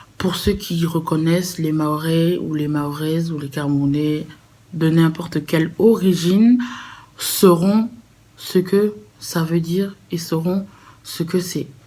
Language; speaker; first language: French; native; French